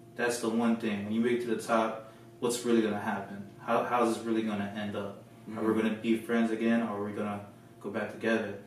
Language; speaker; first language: English; early bilingual, other home language; Filipino